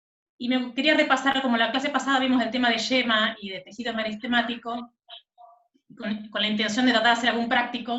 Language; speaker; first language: Spanish; native; Spanish